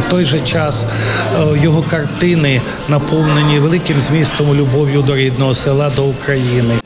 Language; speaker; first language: Ukrainian; native; Ukrainian